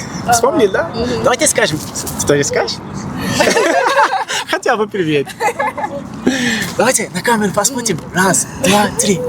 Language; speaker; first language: Russian; non-native, learner; Turkish